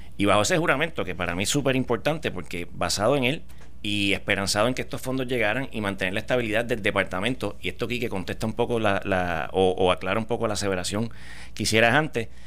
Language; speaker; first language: Spanish; native; Spanish